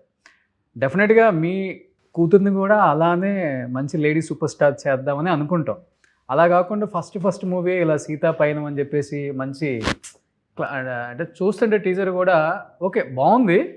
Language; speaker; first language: Telugu; native; Telugu